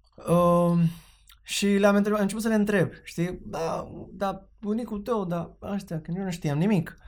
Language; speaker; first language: Romanian; non-native, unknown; Spanish